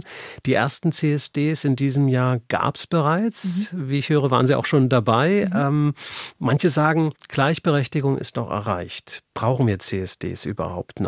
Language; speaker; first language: German; native; German